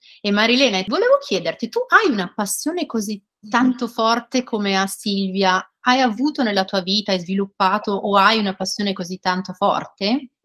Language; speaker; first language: Italian; native; Italian